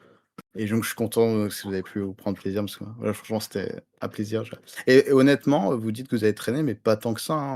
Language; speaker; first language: French; native; French